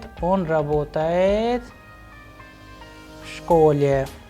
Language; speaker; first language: Russian; non-native, fluent; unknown